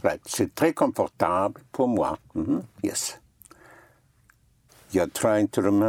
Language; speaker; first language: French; non-native, fluent; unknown